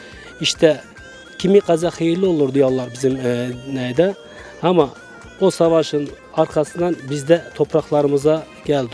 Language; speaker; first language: Turkish; early bilingual, heritage; Turkish